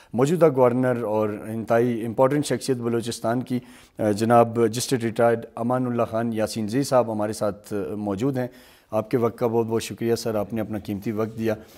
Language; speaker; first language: Urdu; native; Urdu